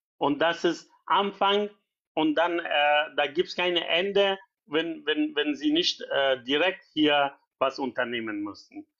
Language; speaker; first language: German; non-native, learner; Persian